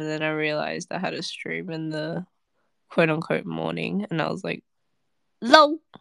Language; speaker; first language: English; native; English